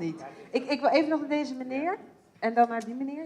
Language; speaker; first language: Dutch; native; Dutch